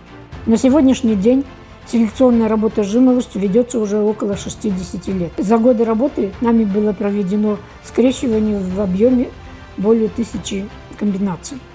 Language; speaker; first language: Russian; native; Russian